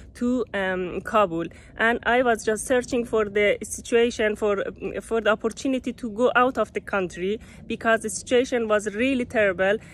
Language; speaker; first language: English; non-native, fluent; Persian